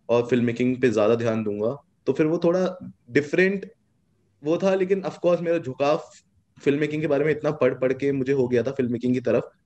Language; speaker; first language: Hindi; native; Hindi